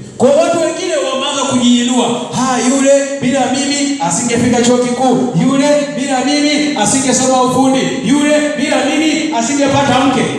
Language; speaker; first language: Swahili; non-native, local second language; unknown